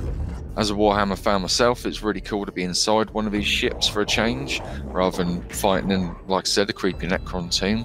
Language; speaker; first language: English; native; English